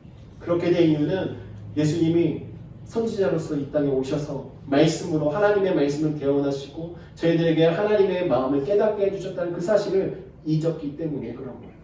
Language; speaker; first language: Korean; native; Korean